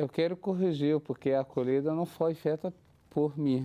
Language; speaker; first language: Portuguese; non-native, fluent; Arabic